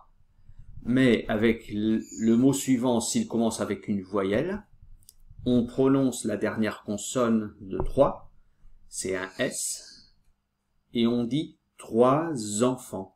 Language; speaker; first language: French; native; French